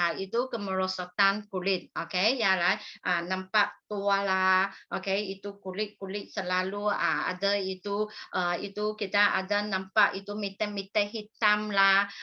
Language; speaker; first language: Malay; non-native, local second language; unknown